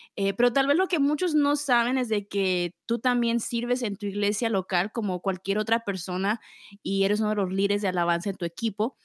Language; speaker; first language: Spanish; early bilingual, heritage; Spanish